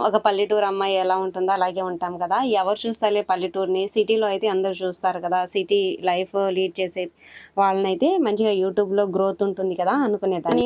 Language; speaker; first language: Telugu; non-native, local second language; Lambadi